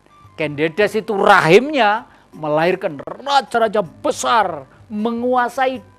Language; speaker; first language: Indonesian; native; Indonesian